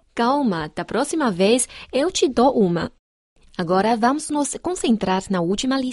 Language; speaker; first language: Portuguese; non-native, fluent; Chinese